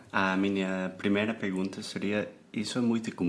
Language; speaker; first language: Portuguese; non-native, fluent; English